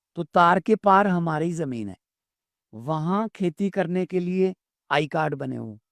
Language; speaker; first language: Hindi; non-native, local second language; Punjabi